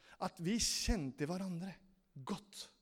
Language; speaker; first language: Norwegian; non-native, fluent; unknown